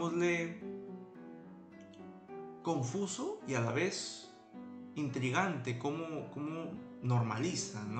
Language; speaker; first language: Spanish; native; Spanish